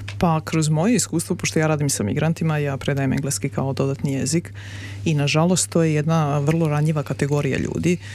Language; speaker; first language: Serbian; native; Serbian